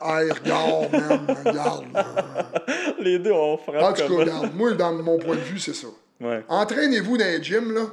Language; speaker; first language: French; native; French